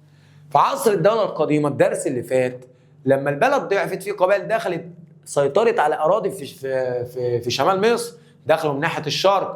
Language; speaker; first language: Arabic; native; Arabic